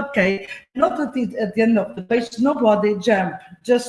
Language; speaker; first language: English; non-native, fluent; Portuguese